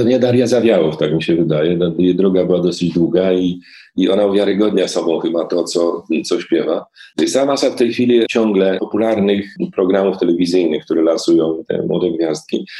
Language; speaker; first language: Polish; native; Polish